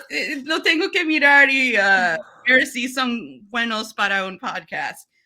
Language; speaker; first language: Spanish; non-native, learner; English